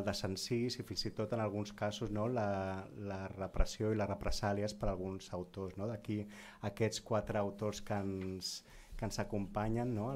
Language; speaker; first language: Catalan; native; Catalan